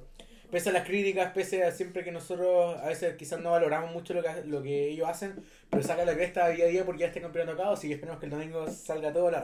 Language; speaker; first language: Spanish; native; Spanish